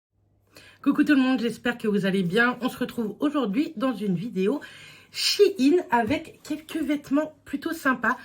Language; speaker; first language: French; native; French